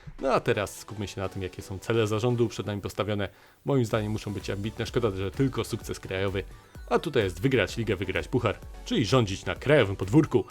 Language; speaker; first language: Polish; native; Polish